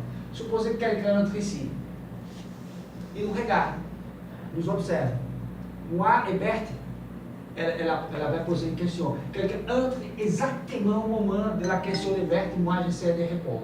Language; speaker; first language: French; non-native, fluent; Portuguese